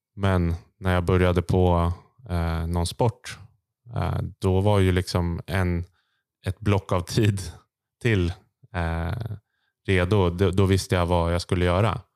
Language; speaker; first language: Swedish; native; Swedish